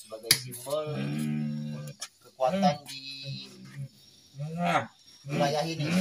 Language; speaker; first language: Indonesian; native; Indonesian